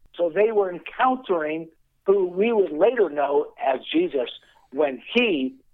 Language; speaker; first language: English; native; English